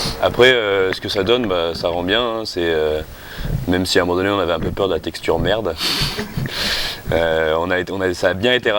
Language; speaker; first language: French; native; French